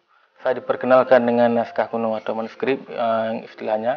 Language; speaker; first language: Indonesian; non-native, local second language; Achinese